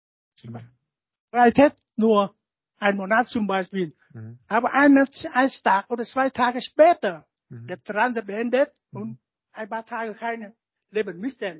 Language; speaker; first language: German; non-native, learner; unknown